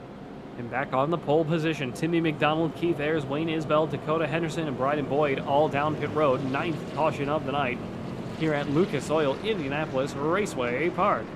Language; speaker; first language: English; native; English